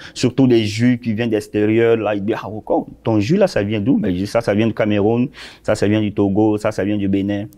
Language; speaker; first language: French; non-native, local second language; Sango